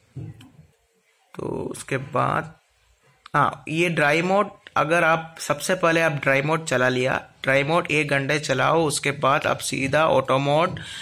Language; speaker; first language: Hindi; non-native, local second language; Malayalam